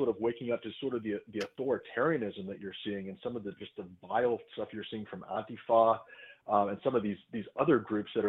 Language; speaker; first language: English; native; English